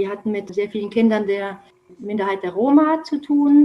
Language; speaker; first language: German; non-native, fluent; Romanian